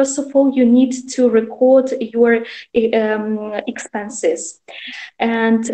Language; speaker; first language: English; non-native, learner; Russian